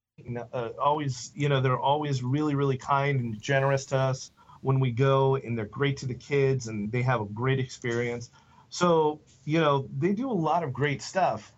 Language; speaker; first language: English; native; English